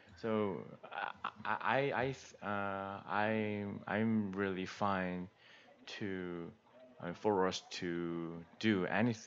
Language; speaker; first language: English; non-native, learner; Korean